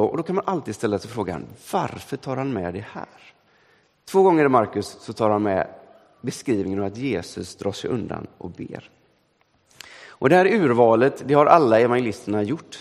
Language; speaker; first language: Swedish; native; Swedish